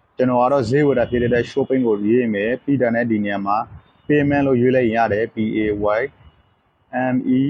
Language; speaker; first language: Burmese; non-native, local second language; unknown